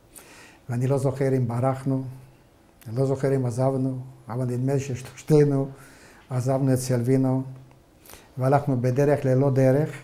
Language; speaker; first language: Hebrew; non-native, fluent; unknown